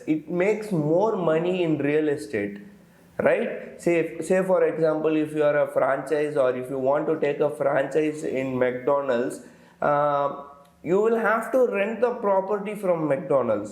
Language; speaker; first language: English; non-native, local second language; Tamil